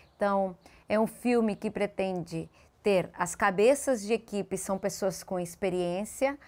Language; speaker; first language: Portuguese; early bilingual, heritage; Spanish